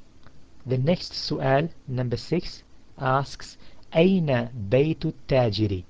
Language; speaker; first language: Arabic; non-native, fluent; English